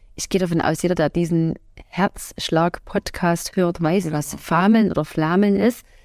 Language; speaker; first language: German; native; German